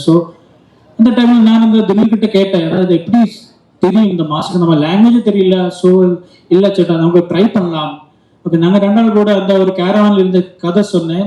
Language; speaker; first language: Tamil; non-native, learner; Malayalam